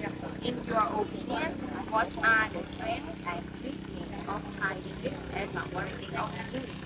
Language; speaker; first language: English; non-native, learner; Thai